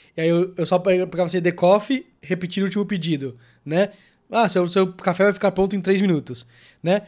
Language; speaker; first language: Portuguese; native; Portuguese